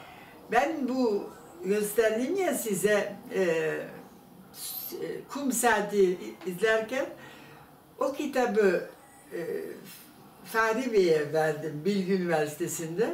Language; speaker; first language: Turkish; non-native, fluent; German